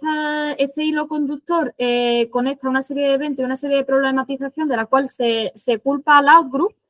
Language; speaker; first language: Spanish; native; Spanish